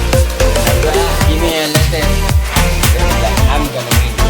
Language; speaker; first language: English; non-native, local second language; Malay